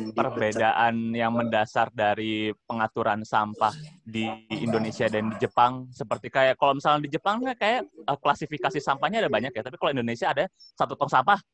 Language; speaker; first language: Indonesian; native; Indonesian